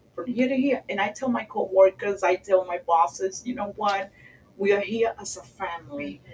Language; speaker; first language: English; early bilingual, other home language; Spanish